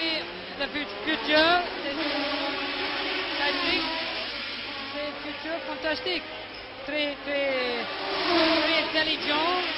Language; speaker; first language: French; non-native, learner; English